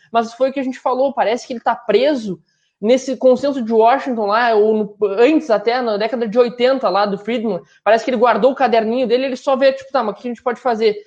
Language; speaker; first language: Portuguese; native; Portuguese